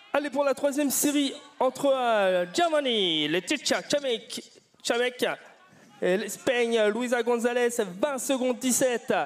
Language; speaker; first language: French; native; French